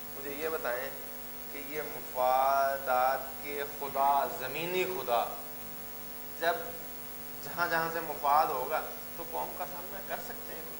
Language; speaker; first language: Urdu; non-native, local second language; Punjabi